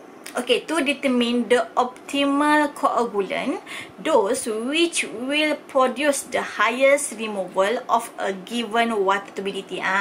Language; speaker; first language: English; non-native, local second language; Malay